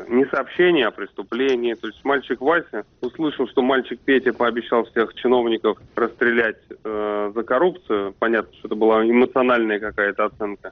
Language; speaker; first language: Russian; native; Russian